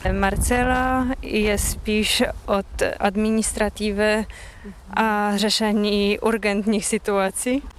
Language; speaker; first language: Czech; non-native, fluent; Polish